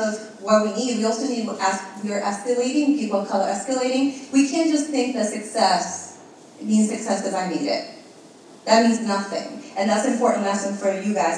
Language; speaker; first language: English; early bilingual, other home language; Spanish